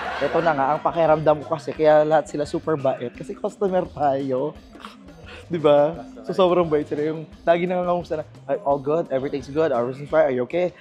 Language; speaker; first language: Filipino; native; Filipino